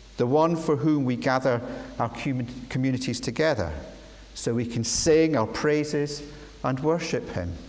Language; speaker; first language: English; native; English